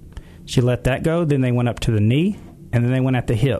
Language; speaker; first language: English; native; English